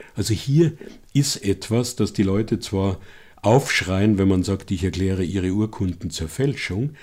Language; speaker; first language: German; native; German